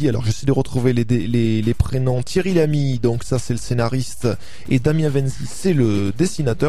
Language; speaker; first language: French; native; French